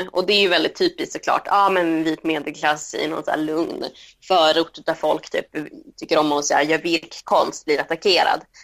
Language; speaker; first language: Swedish; early bilingual, other home language; Spanish